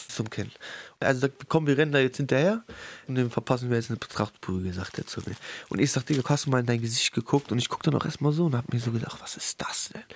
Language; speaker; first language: German; early bilingual, other home language; Russian